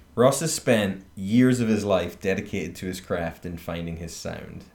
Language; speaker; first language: English; native; English